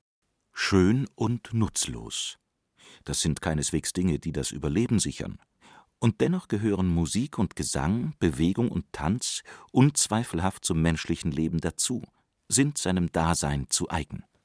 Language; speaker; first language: German; native; German